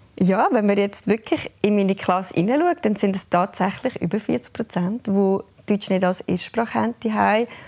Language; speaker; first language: German; early bilingual, other home language; Albanian